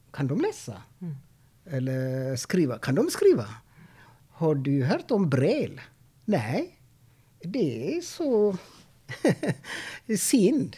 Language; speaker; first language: Swedish; non-native, fluent; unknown